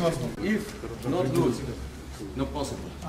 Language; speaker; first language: English; non-native, learner; German